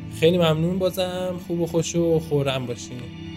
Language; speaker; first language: Persian; native; Persian